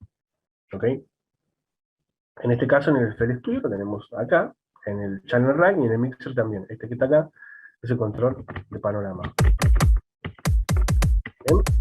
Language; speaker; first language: Spanish; native; Spanish